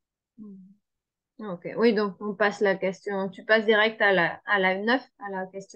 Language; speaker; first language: French; non-native, fluent; Spanish